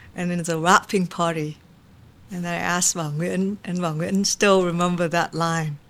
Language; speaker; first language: English; non-native, fluent; Vietnamese